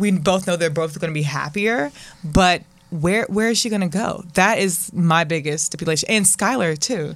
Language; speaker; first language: English; native; English